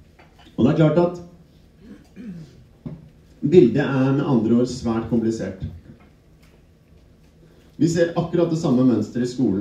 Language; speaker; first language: Norwegian; native; Norwegian